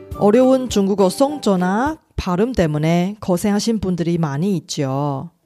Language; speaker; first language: Korean; non-native, fluent; Chinese